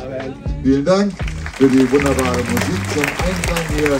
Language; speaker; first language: German; native; German